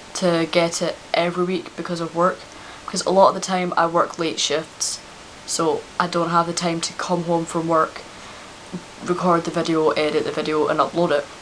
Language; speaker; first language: English; native; English